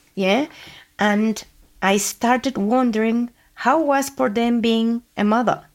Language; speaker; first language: English; non-native, fluent; Spanish